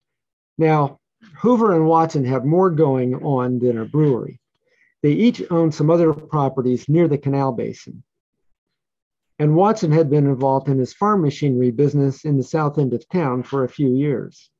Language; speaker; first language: English; native; English